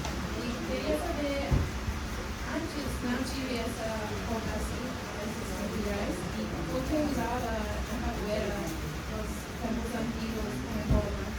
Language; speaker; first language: Portuguese; non-native, learner; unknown